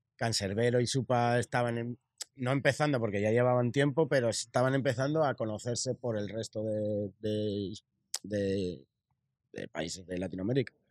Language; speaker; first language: Spanish; native; Spanish